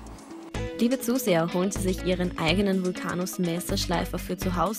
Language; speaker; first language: German; native; German